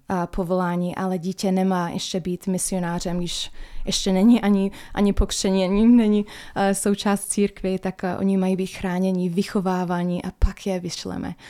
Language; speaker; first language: Czech; non-native, fluent; English